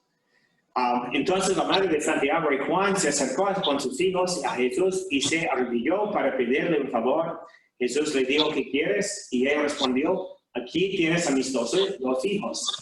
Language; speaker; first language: Spanish; non-native, fluent; English